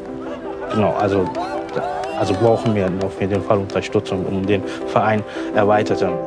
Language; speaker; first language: German; non-native, learner; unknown